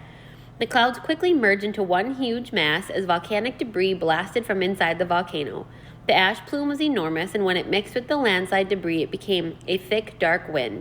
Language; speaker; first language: English; native; English